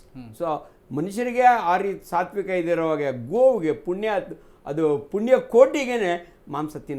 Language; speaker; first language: Kannada; native; Kannada